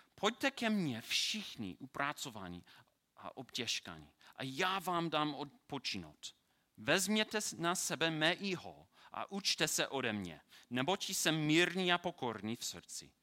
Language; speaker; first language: Czech; non-native, learner; English